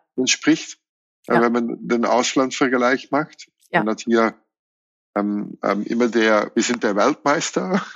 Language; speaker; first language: German; non-native, fluent; Dutch